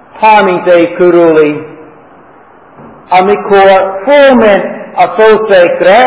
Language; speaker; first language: Hungarian; non-native, fluent; English